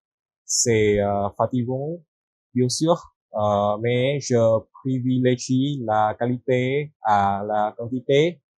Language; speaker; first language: French; non-native, learner; Vietnamese